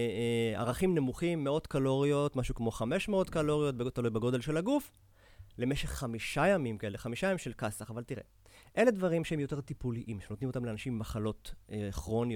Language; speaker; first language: Hebrew; native; Hebrew